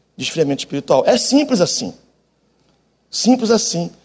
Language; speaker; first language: Portuguese; native; Portuguese